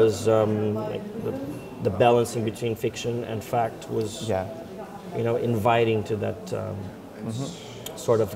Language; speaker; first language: English; non-native, fluent; Portuguese